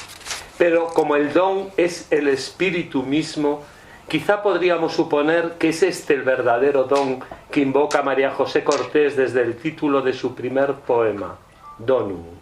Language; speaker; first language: Spanish; native; Spanish